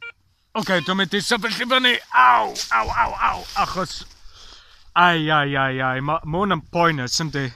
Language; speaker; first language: Welsh; non-native, learner; English